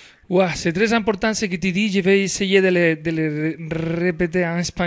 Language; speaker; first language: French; non-native, fluent; Spanish